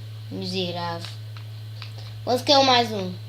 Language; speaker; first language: Portuguese; native; Portuguese